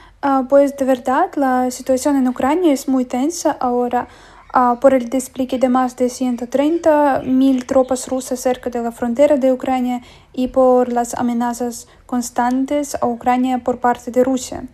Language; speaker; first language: Spanish; non-native, fluent; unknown